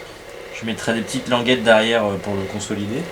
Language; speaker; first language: French; native; French